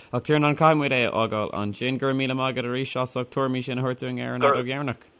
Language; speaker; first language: Irish; non-native, local second language; English